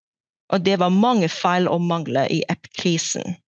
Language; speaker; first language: Norwegian; non-native, fluent; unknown